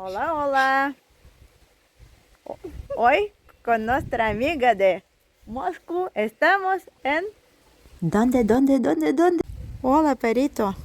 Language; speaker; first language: Spanish; non-native, fluent; Russian